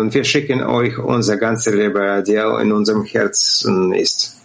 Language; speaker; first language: German; non-native, fluent; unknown